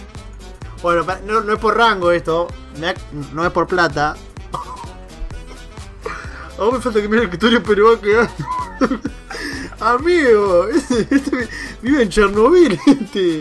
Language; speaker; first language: Spanish; native; Spanish